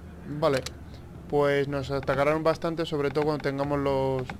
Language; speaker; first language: Spanish; native; Spanish